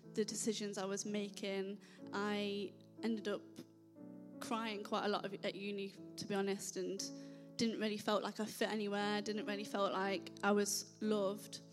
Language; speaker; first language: English; native; English